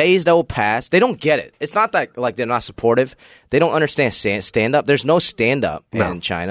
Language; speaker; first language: English; non-native, local second language; Cantonese